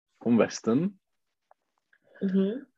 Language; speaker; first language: German; non-native, learner; Czech